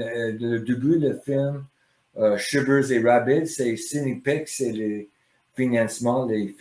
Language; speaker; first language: French; non-native, learner; English